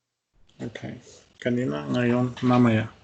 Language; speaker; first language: Filipino; non-native, learner; Russian